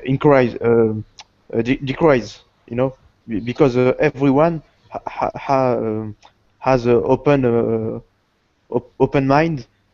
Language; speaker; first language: English; non-native, learner; Portuguese